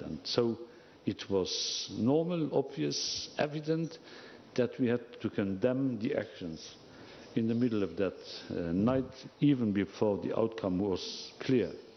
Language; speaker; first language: English; non-native, fluent; Luxembourgish